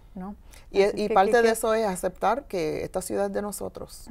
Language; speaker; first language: Spanish; early bilingual, heritage; Spanish